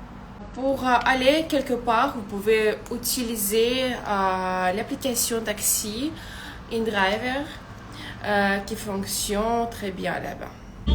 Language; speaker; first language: French; non-native, fluent; Russian